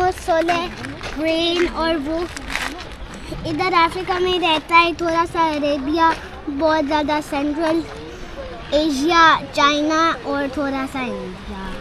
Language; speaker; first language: Hindi; early bilingual, heritage; Urdu